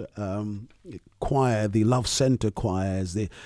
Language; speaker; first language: English; early bilingual, other home language; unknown